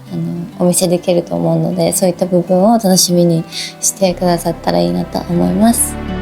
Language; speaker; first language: Japanese; native; Japanese